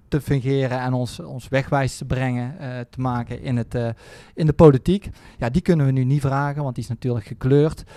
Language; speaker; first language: Dutch; native; Dutch